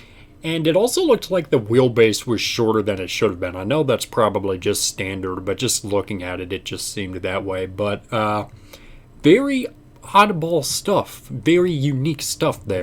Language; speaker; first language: English; native; English